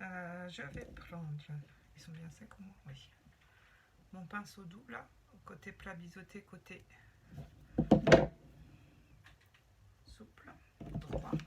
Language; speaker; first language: French; native; French